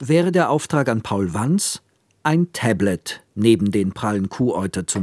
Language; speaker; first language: German; native; German